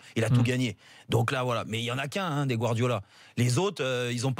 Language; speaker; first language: French; native; French